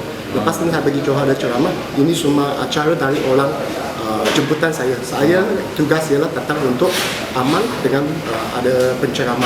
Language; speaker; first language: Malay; non-native, local second language; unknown